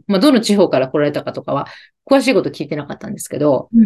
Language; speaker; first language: Japanese; native; Japanese